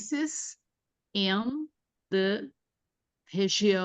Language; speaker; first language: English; non-native, learner; Portuguese